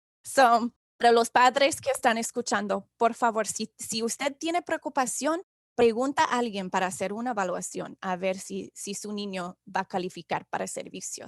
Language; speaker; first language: Spanish; non-native, fluent; English